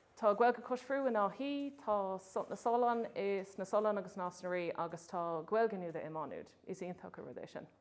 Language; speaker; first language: Irish; non-native, local second language; English